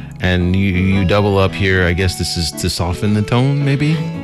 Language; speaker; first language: English; native; English